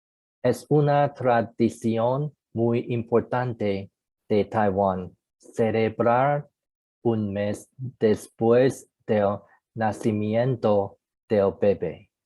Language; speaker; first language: Spanish; non-native, learner; Chinese